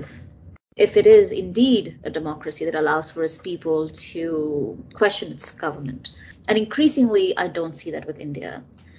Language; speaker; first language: English; non-native, local second language; Tamil